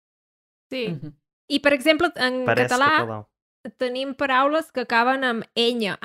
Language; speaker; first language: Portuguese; non-native, learner; Catalan